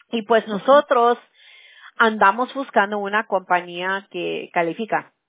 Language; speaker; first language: Spanish; early bilingual, other home language; English